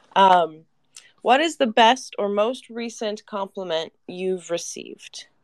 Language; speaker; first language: English; native; English